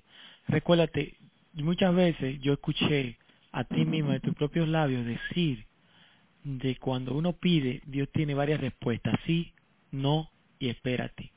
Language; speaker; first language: Spanish; native; Spanish